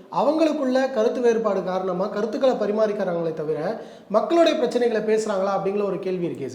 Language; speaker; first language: Tamil; native; Tamil